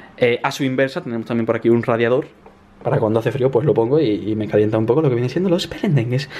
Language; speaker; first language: Spanish; native; Spanish